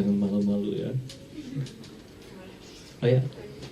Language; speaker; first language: Indonesian; early bilingual, heritage; English